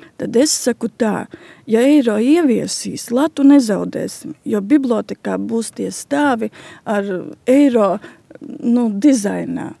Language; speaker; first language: Latvian; native; Latvian